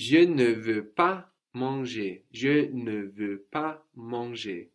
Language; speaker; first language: French; non-native, fluent; English